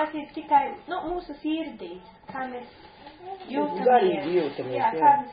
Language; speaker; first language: Latvian; non-native, fluent; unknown